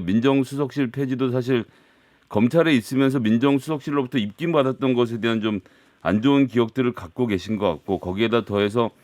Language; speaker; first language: Korean; native; Korean